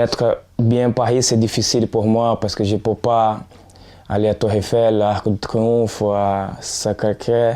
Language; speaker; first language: French; non-native, fluent; Portuguese